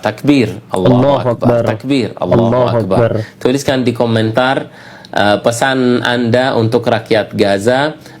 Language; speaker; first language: Indonesian; non-native, fluent; Arabic